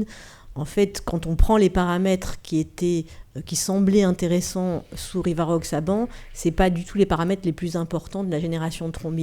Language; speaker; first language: French; native; French